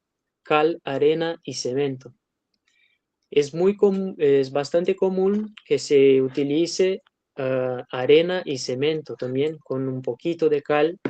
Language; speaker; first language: Spanish; non-native, fluent; Portuguese